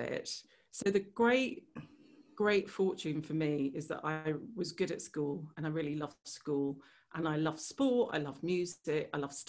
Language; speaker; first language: English; native; English